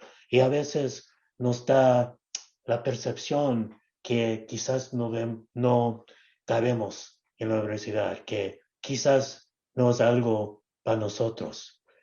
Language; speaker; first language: Spanish; non-native, local second language; English